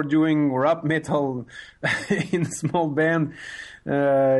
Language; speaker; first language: English; non-native, fluent; French